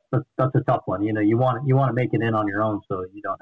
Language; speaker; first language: English; native; English